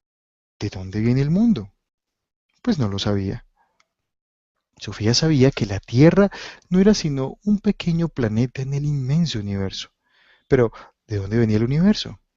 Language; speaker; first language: Spanish; native; Spanish